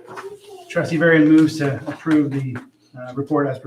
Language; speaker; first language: English; native; English